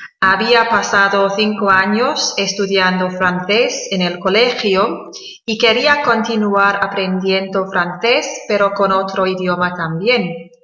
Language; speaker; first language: Spanish; non-native, fluent; English